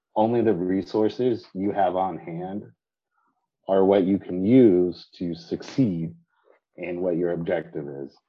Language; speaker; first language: English; native; English